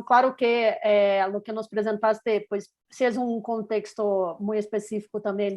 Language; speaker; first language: Spanish; non-native, learner; Portuguese